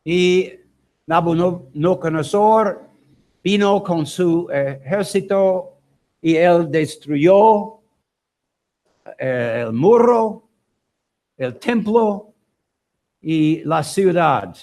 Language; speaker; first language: Spanish; non-native, learner; English